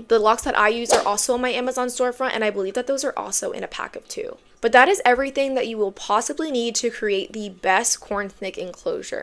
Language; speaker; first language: English; native; English